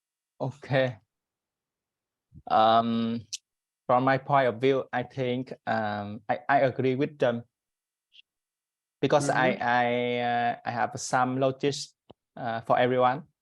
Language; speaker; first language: English; non-native, learner; Vietnamese